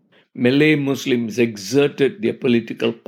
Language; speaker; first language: English; non-native, local second language; Tamil